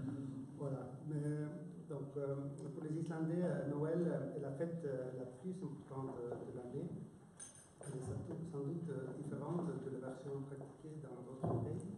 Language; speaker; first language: French; non-native, fluent; Icelandic